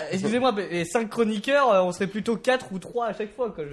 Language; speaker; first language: French; native; French